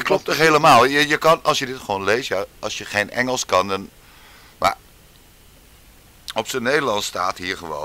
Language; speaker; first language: Dutch; native; Dutch